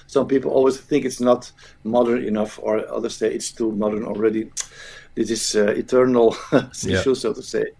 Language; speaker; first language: English; non-native, fluent; Dutch